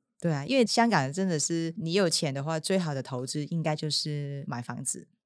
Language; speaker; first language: Chinese; non-native, local second language; Cantonese